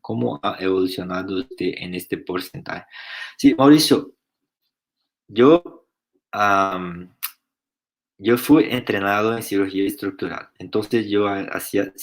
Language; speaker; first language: Spanish; non-native, fluent; Portuguese